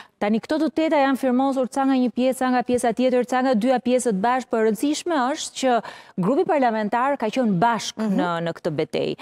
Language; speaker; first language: Albanian; native; Albanian